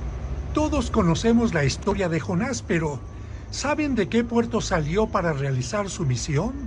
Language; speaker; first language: Spanish; native; Spanish